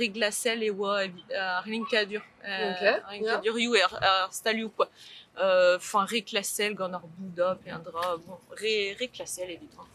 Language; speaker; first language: French; native; French